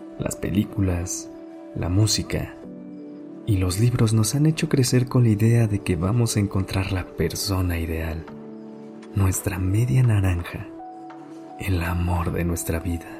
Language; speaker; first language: Spanish; native; Spanish